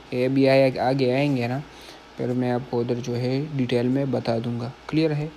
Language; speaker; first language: Urdu; non-native, local second language; Punjabi